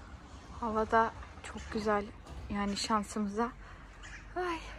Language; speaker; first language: Turkish; early bilingual, heritage; Turkish